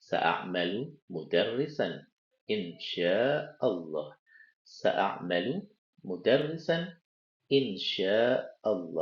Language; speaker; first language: Arabic; non-native, fluent; Indonesian